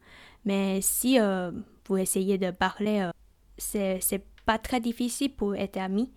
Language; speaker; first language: French; non-native, fluent; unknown